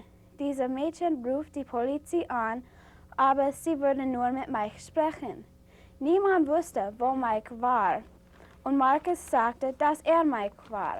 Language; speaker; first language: German; non-native, learner; English